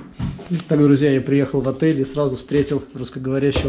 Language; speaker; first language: Russian; native; Russian